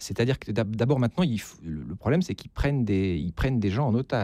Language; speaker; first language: French; native; French